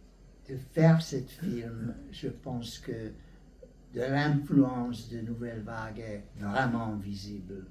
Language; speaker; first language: French; non-native, learner; Hungarian